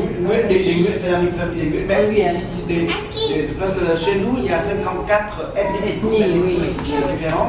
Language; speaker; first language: French; non-native, fluent; Vietnamese